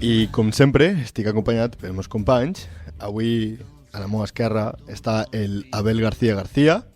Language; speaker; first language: Catalan; native; Catalan